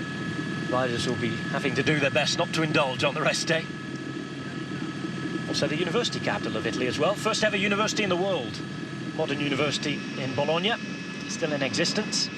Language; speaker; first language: English; native; English